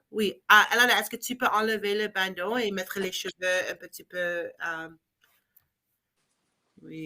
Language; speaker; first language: French; non-native, learner; English